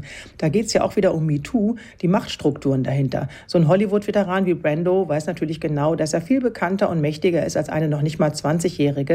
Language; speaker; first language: German; native; German